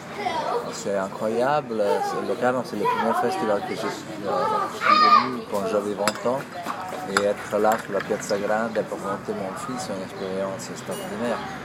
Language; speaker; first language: French; non-native, fluent; Italian